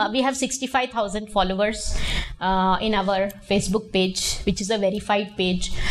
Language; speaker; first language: English; non-native, local second language; Telugu